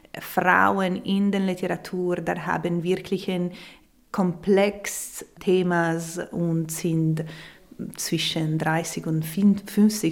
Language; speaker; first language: German; non-native, local second language; Italian